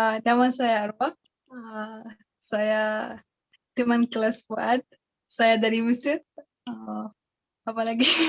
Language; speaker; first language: Indonesian; non-native, learner; Arabic